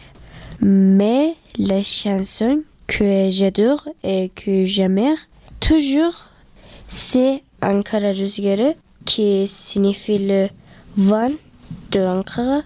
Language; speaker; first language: French; early bilingual, other home language; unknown